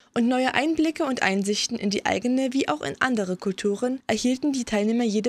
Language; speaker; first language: German; native; German